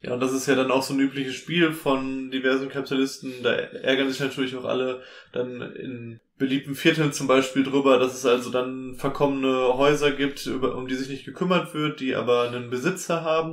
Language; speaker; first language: German; native; German